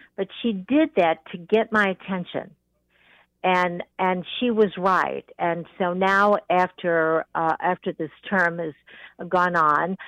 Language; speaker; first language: English; native; English